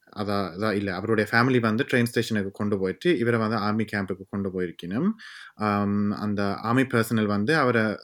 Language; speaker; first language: Tamil; early bilingual, heritage; Tamil